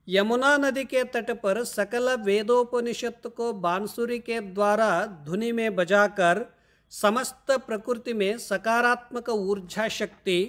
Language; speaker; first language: Hindi; non-native, local second language; Kannada